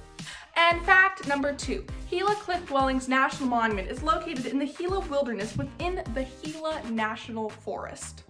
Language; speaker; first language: English; native; English